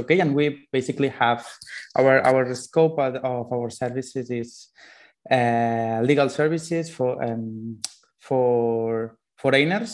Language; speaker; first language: English; non-native, fluent; Spanish